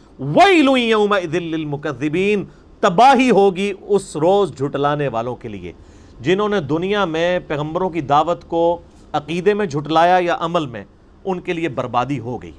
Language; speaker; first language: Urdu; non-native, local second language; Punjabi